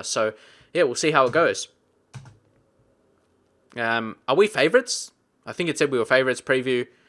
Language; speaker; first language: English; native; English